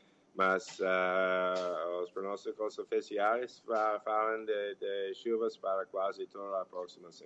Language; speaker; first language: Portuguese; non-native, fluent; English